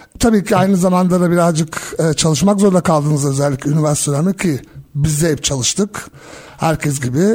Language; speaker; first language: Turkish; early bilingual, heritage; Turkish